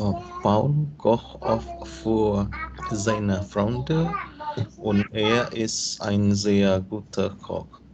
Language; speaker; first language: German; non-native, learner; Indonesian